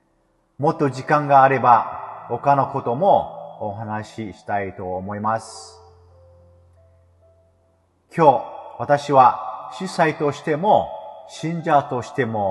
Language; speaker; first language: Japanese; non-native, fluent; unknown